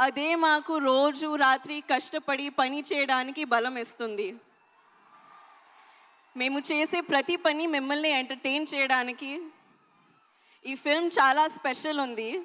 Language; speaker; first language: Telugu; non-native, learner; Hindi